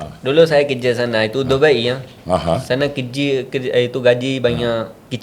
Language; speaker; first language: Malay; non-native, learner; Punjabi